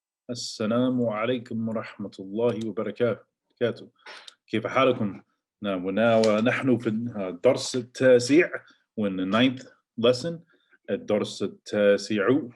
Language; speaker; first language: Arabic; non-native, fluent; English